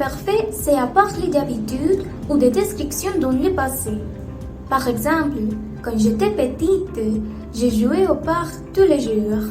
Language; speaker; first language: French; non-native, learner; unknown